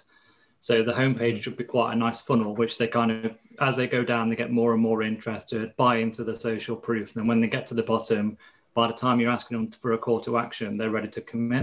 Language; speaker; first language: English; native; English